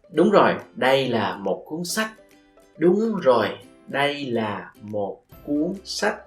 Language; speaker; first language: Vietnamese; non-native, fluent; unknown